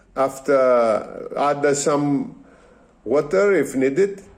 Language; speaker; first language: English; non-native, learner; Greek